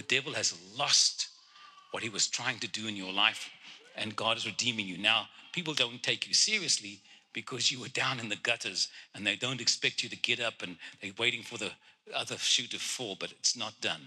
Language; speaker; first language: English; non-native, local second language; Afrikaans